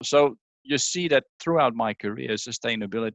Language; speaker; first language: English; non-native, fluent; Dutch